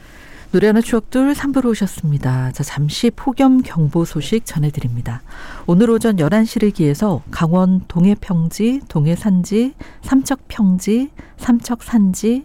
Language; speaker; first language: Korean; native; Korean